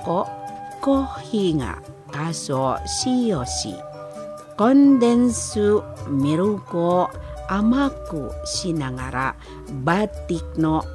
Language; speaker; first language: Japanese; non-native, fluent; Indonesian